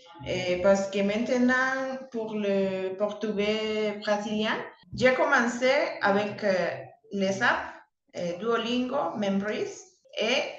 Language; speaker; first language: French; non-native, learner; Spanish